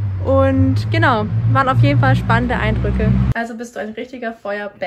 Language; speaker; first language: German; native; German